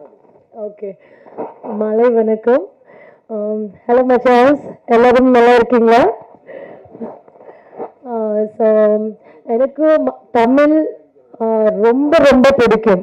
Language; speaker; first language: Tamil; non-native, learner; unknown